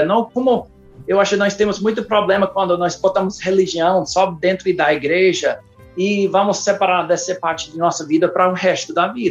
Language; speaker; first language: Portuguese; non-native, fluent; English